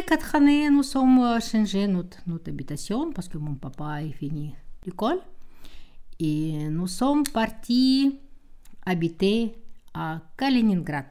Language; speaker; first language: French; non-native, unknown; Russian